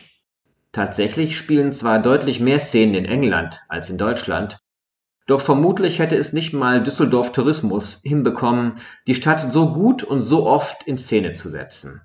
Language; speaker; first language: German; native; German